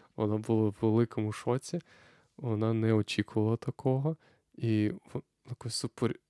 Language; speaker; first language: Ukrainian; non-native, fluent; Lithuanian